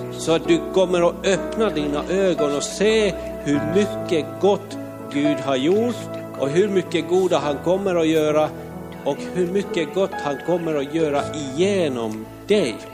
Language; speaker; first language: Swedish; non-native, fluent; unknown